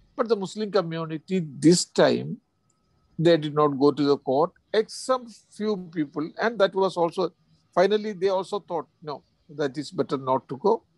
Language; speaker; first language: English; non-native, local second language; Malayalam